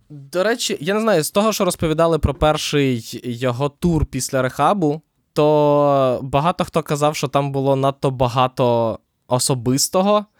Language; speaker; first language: Ukrainian; native; Ukrainian